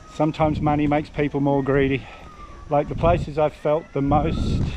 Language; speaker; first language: English; native; English